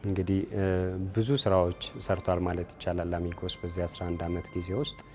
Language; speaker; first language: Amharic; native; Amharic